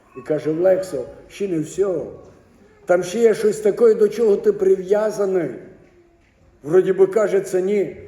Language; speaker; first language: Ukrainian; native; Ukrainian